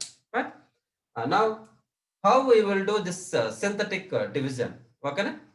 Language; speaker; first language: English; non-native, local second language; Telugu